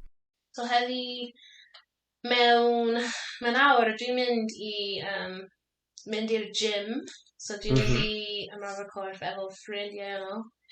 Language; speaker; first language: Welsh; non-native, learner; English